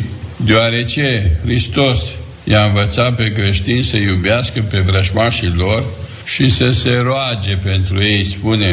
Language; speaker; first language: Romanian; native; Romanian